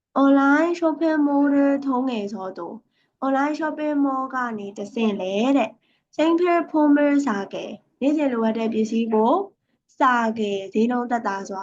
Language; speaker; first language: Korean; non-native, fluent; Burmese